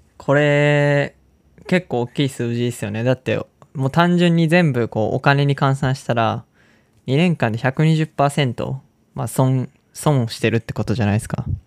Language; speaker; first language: Japanese; native; Japanese